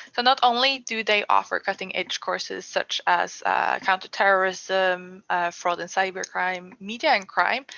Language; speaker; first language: English; non-native, fluent; Norwegian